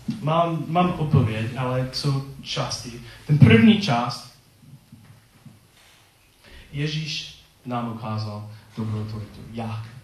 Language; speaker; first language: Czech; non-native, learner; English